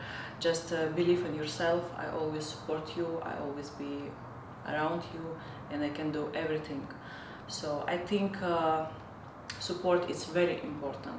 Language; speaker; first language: English; non-native, fluent; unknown